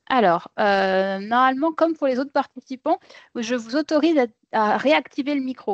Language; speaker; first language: French; native; French